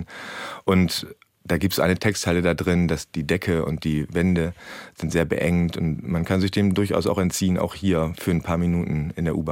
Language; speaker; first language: German; native; German